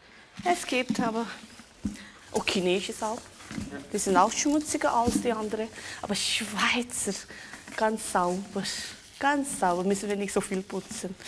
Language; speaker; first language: German; non-native, local second language; Tibetan